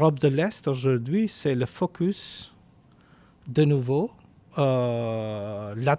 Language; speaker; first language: French; non-native, fluent; Albanian